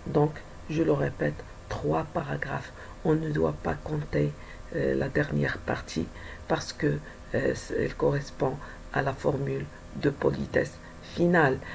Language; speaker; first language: French; non-native, local second language; Arabic